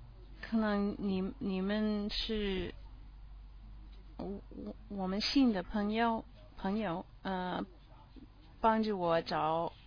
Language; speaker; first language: Chinese; non-native, learner; English